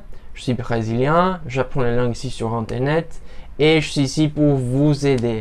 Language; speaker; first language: French; non-native, learner; Portuguese